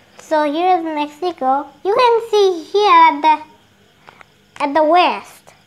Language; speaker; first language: English; non-native, local second language; Bangla